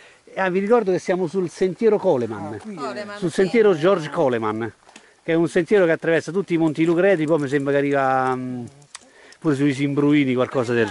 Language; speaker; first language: Italian; native; Italian